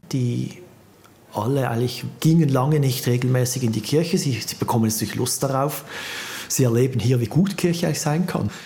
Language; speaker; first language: German; native; German